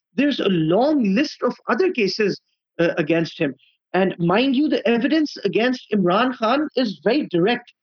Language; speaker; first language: English; non-native, local second language; Urdu